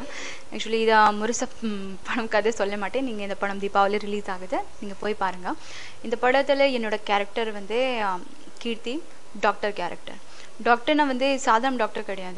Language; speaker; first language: Tamil; non-native, fluent; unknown